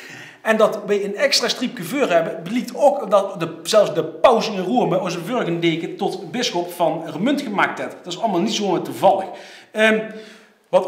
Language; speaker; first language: Dutch; native; Dutch